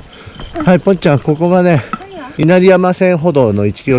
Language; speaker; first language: Japanese; native; Japanese